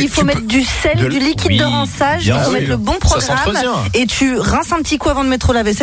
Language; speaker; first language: French; native; French